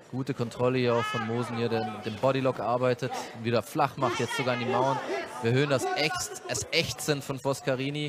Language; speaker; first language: German; native; German